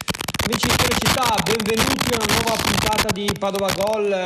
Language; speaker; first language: Italian; native; Italian